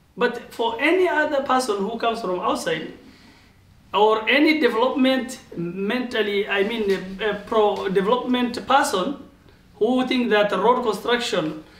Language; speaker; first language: English; non-native, local second language; Oromo